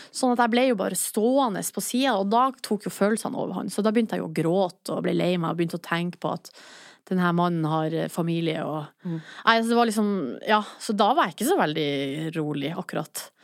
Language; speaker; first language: Norwegian; native; Norwegian